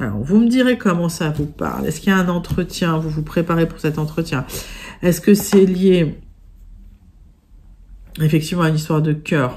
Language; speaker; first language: French; native; French